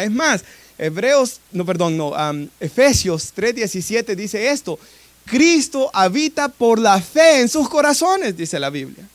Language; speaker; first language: Spanish; native; Spanish